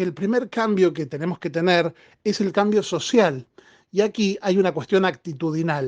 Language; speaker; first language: Spanish; native; Spanish